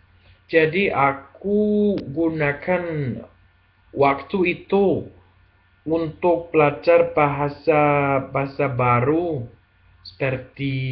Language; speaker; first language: Indonesian; non-native, learner; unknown